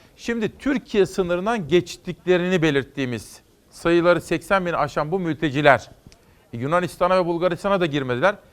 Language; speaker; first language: Turkish; native; Turkish